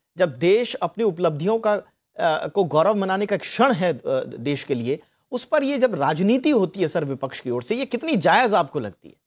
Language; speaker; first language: Hindi; native; Hindi